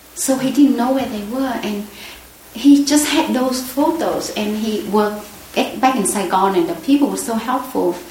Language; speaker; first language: English; non-native, fluent; Vietnamese